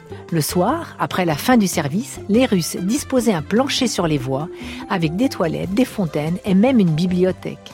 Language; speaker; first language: French; native; French